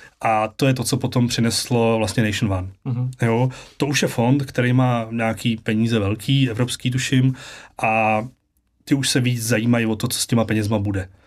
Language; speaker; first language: Czech; native; Czech